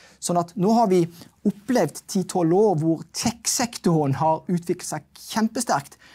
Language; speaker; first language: Norwegian; native; Norwegian